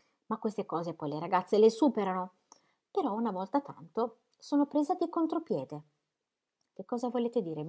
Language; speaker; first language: Italian; native; Italian